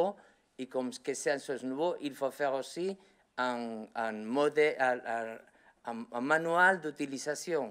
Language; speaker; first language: French; non-native, learner; Spanish